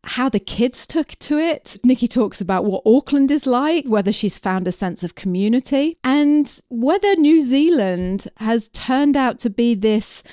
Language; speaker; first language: English; native; English